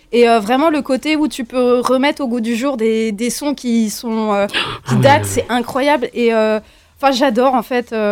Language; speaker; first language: French; native; French